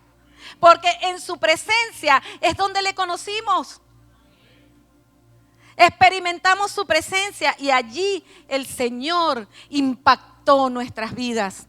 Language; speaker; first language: Spanish; native; Spanish